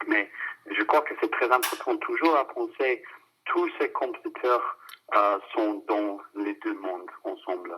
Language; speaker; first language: French; non-native, fluent; English